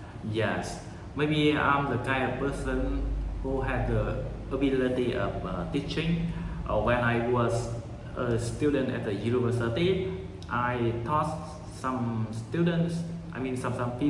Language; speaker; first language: English; non-native, learner; Vietnamese